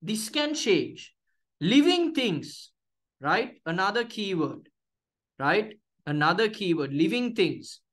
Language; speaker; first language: English; non-native, local second language; Sinhala